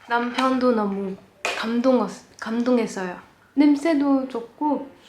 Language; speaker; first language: Korean; non-native, fluent; French